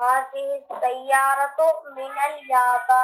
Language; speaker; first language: Arabic; non-native, learner; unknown